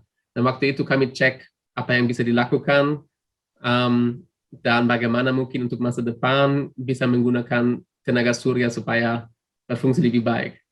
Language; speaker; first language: Indonesian; non-native, fluent; German